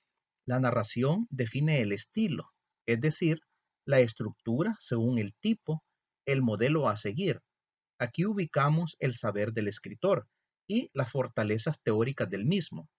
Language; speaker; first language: Spanish; native; Spanish